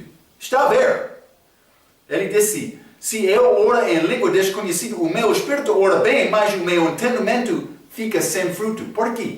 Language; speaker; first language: Portuguese; non-native, learner; English